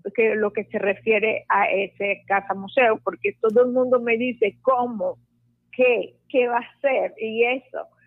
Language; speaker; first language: Spanish; non-native, fluent; Arabic